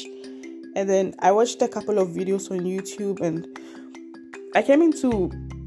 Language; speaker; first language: English; non-native, local second language; Akan